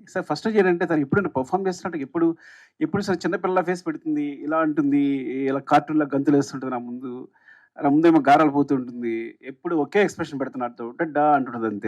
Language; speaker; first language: Telugu; native; Telugu